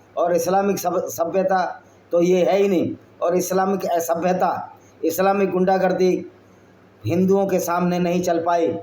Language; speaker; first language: Hindi; native; Hindi